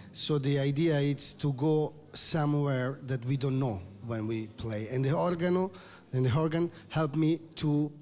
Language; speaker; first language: English; non-native, learner; Italian